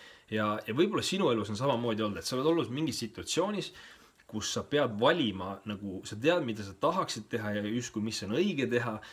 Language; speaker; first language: Estonian; native; Estonian